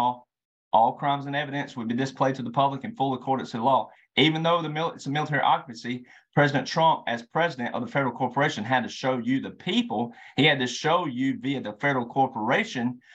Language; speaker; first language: English; native; English